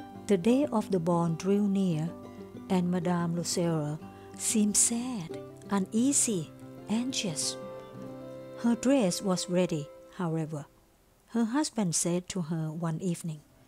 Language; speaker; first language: English; non-native, fluent; Thai